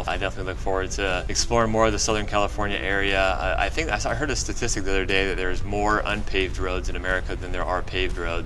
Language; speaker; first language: English; native; English